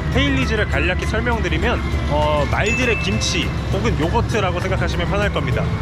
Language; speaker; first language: Korean; native; Korean